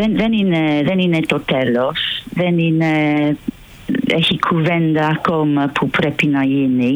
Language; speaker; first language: Greek; non-native, fluent; English